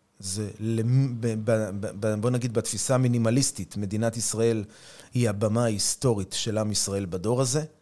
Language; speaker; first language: Hebrew; native; Hebrew